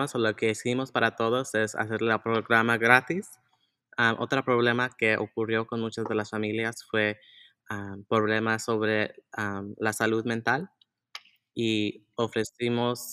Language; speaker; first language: Spanish; early bilingual, heritage; Spanish